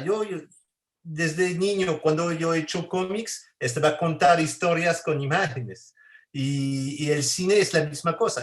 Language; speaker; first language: Spanish; non-native, fluent; French